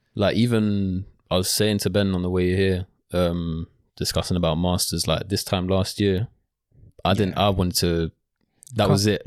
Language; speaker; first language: English; early bilingual, other home language; Spanish